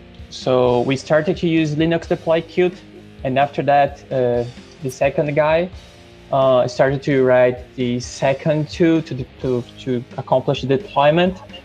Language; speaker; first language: English; non-native, fluent; Portuguese